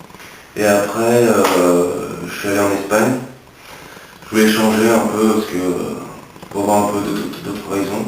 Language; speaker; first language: French; early bilingual, other home language; English